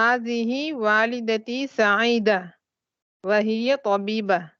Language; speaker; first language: Arabic; non-native, learner; Tamil